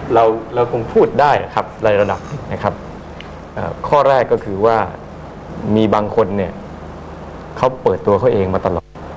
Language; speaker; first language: Thai; native; Thai